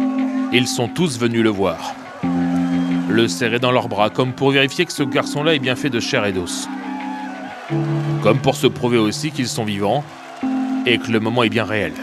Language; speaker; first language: French; native; French